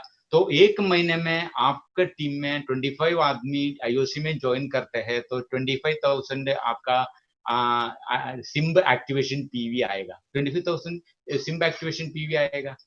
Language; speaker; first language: Hindi; non-native, local second language; Malayalam